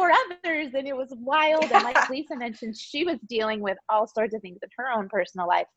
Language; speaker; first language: English; native; English